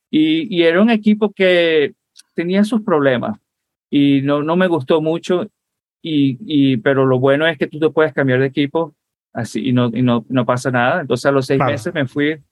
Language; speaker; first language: Spanish; native; Spanish